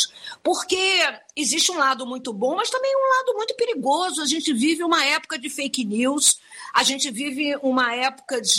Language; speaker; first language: Portuguese; native; Portuguese